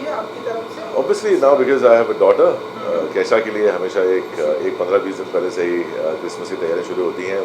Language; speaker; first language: Hindi; native; Hindi